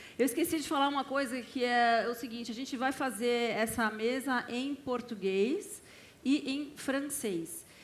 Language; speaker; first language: Portuguese; native; Portuguese